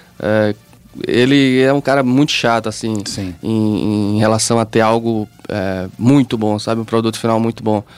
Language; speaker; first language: Portuguese; native; Portuguese